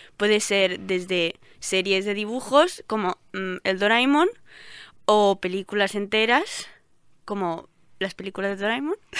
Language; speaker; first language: Spanish; non-native, local second language; Catalan